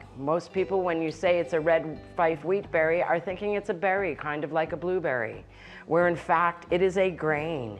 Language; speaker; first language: English; native; English